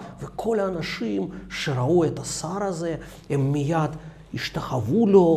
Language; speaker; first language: Hebrew; non-native, fluent; Russian